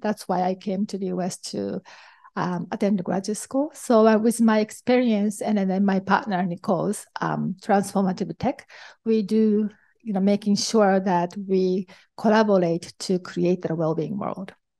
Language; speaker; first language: English; non-native, fluent; Japanese